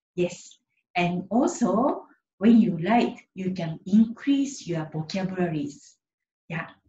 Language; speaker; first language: English; non-native, fluent; Japanese